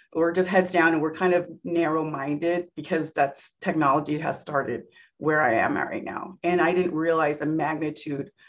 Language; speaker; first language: English; native; English